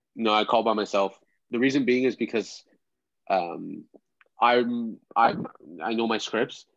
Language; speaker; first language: English; native; English